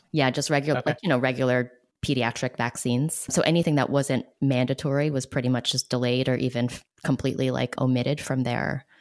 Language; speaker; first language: English; native; English